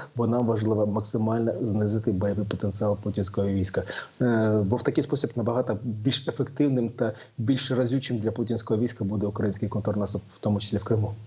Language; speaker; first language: Ukrainian; native; Ukrainian